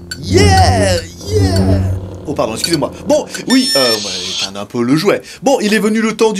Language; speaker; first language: French; native; French